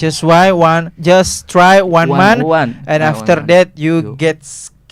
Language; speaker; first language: English; non-native, learner; Indonesian